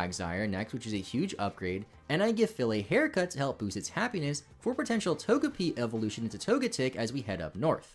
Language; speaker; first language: English; native; English